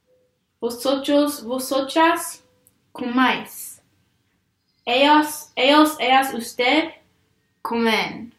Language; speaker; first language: Spanish; non-native, learner; English